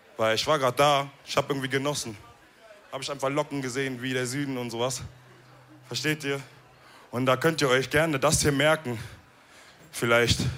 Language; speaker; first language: German; early bilingual, other home language; Wolof